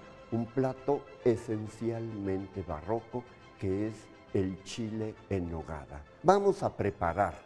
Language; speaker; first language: Spanish; native; Spanish